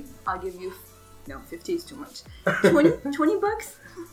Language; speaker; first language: English; non-native, fluent; Arabic